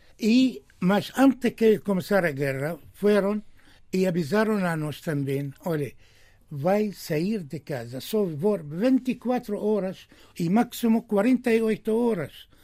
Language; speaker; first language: Portuguese; non-native, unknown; Arabic